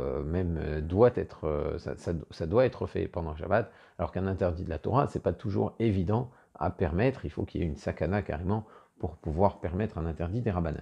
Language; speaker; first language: French; native; French